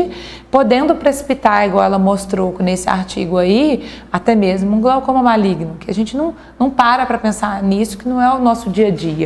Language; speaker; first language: Portuguese; native; Portuguese